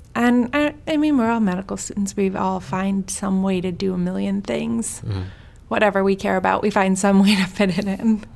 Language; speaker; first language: English; early bilingual, heritage; Swedish